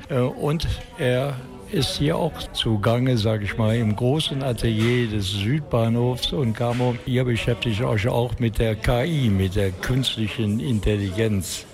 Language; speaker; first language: German; native; German